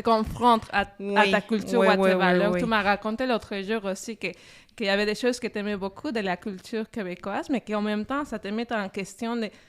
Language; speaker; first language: French; non-native, fluent; Spanish